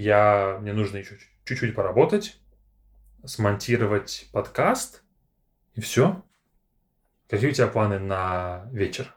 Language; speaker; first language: Russian; native; Russian